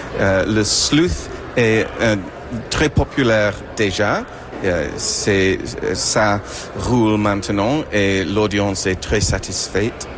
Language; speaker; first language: French; non-native, fluent; English